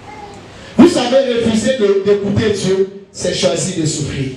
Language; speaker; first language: French; non-native, local second language; Lingala